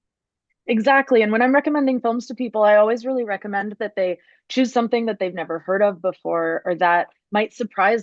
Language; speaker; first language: English; native; English